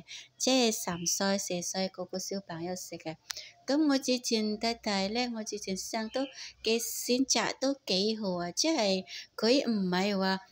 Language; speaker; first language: Cantonese; non-native, fluent; Indonesian